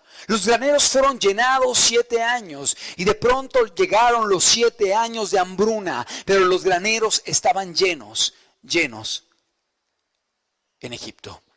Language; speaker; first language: Spanish; native; Spanish